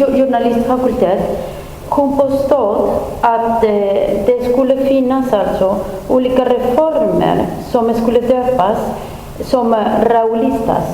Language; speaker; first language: Swedish; non-native, learner; Spanish